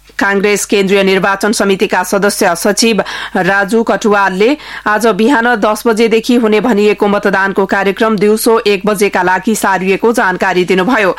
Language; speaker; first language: Nepali; native; Nepali